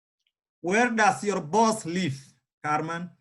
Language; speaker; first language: English; non-native, learner; Somali